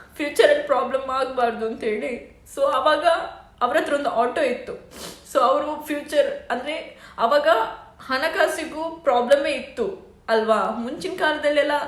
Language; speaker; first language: Kannada; non-native, local second language; Tulu